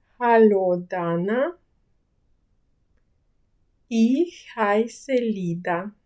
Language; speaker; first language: German; non-native, fluent; Ukrainian